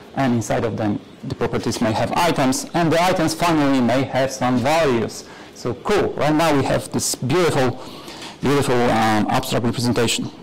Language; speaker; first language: English; non-native, fluent; Polish